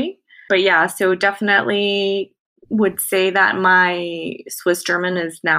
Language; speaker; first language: English; non-native, fluent; Thai